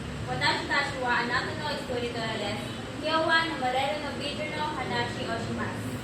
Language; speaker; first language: Japanese; non-native, learner; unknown